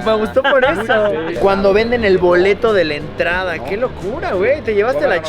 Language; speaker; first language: Spanish; native; Spanish